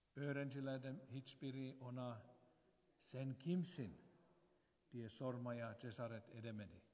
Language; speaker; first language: Turkish; non-native, fluent; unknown